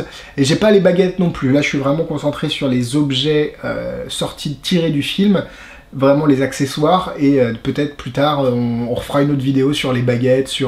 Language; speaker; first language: French; native; French